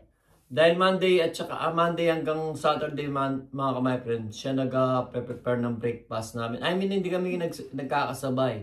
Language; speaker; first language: Filipino; native; Filipino